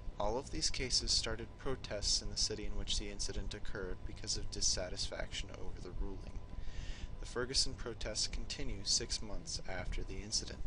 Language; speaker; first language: English; native; English